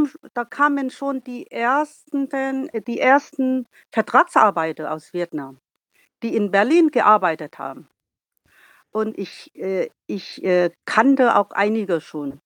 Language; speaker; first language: German; non-native, learner; Vietnamese